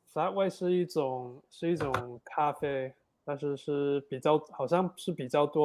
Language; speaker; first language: Chinese; non-native, fluent; English